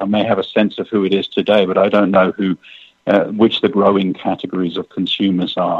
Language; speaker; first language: English; native; English